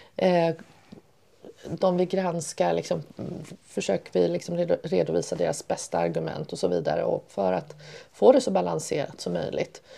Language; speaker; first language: Swedish; early bilingual, other home language; Persian